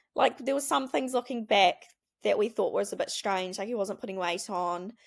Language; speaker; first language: English; native; English